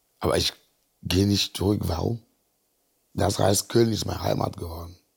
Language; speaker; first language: German; non-native, fluent; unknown